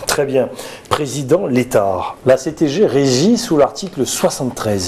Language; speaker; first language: French; native; French